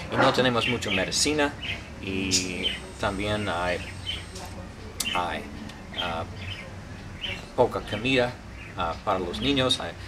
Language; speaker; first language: Spanish; non-native, learner; English